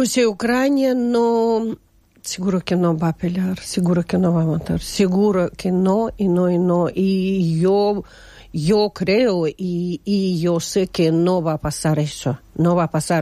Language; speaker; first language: Spanish; non-native, learner; Russian